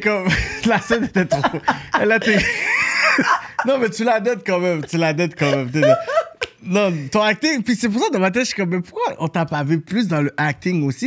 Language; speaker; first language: French; native; French